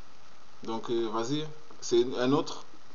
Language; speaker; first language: French; non-native, learner; Portuguese